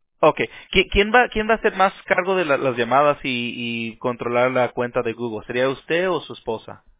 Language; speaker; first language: Spanish; early bilingual, heritage; Spanish